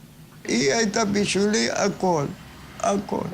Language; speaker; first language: Hebrew; non-native, fluent; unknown